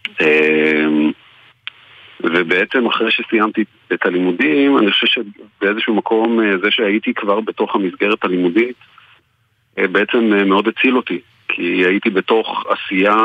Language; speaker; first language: Hebrew; native; Hebrew